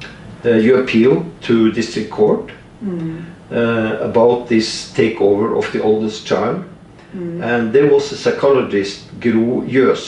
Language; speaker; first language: English; non-native, fluent; Norwegian